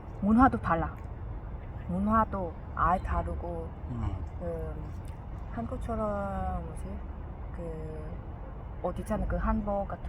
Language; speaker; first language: Korean; non-native, learner; Vietnamese